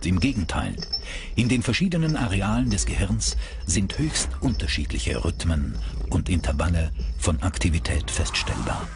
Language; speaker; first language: German; native; German